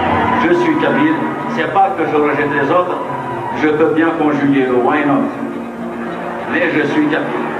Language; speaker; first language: French; non-native, local second language; Kabyle